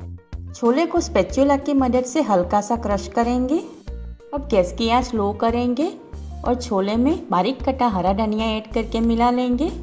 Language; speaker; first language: Hindi; non-native, local second language; Gujarati